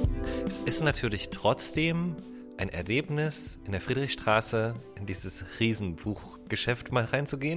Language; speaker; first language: German; native; German